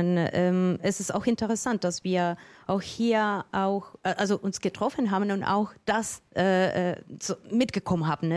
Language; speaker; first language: German; non-native, learner; Spanish